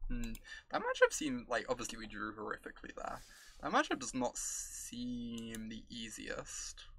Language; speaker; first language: English; native; English